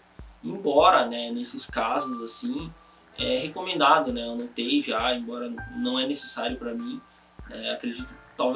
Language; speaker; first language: Portuguese; native; Portuguese